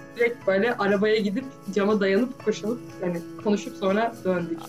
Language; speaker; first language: Turkish; native; Turkish